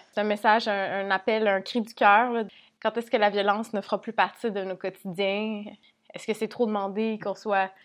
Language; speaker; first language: French; native; French